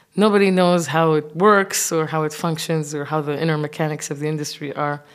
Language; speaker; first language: English; non-native, fluent; Arabic